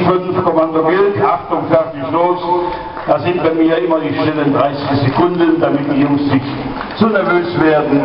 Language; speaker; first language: German; native; German